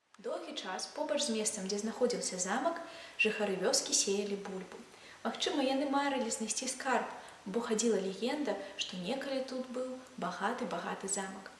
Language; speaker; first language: Belarusian; non-native, local second language; Russian